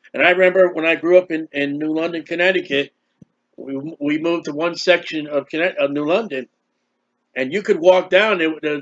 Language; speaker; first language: English; native; English